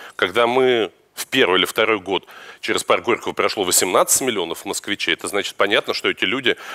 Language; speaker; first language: Russian; native; Russian